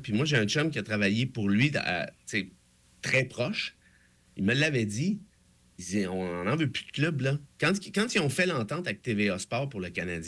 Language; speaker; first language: French; native; French